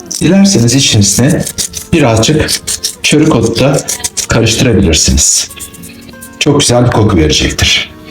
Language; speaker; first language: Turkish; native; Turkish